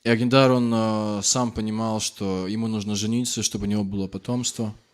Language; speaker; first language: Russian; native; Russian